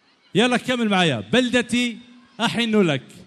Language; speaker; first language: Arabic; native; Arabic